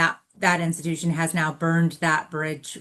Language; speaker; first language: English; native; English